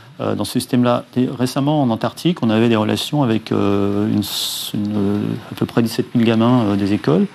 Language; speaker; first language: French; native; French